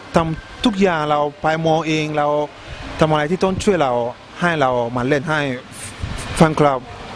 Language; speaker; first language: Thai; non-native, learner; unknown